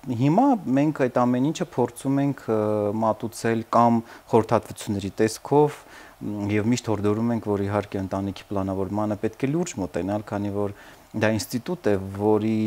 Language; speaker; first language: Armenian; native; Armenian